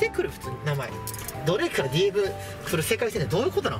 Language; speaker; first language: Japanese; native; Japanese